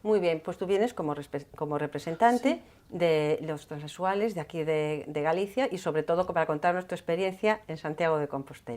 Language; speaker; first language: Spanish; native; Spanish